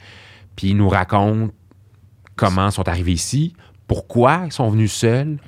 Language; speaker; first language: French; early bilingual, other home language; Arabic